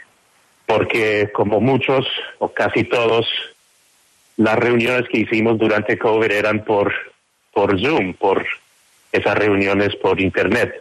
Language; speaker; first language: Spanish; non-native, fluent; English